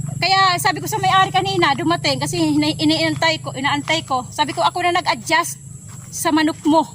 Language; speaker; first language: Filipino; non-native, local second language; Waray